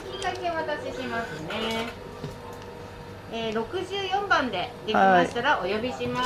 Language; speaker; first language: Japanese; native; Japanese